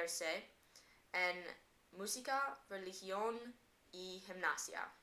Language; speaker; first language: Spanish; non-native, learner; English